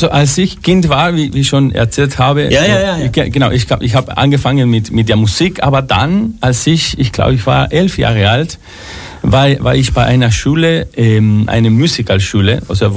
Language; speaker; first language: German; non-native, fluent; Spanish